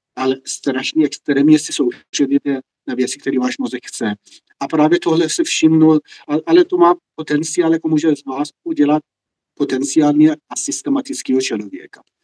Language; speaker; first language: Czech; non-native, fluent; Persian